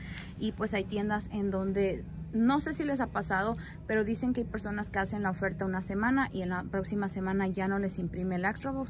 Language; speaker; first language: Spanish; native; Spanish